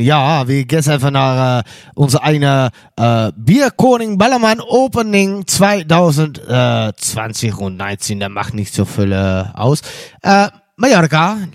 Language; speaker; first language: German; non-native, learner; Dutch